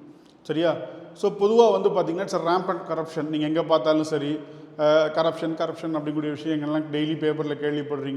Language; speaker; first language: Tamil; native; Tamil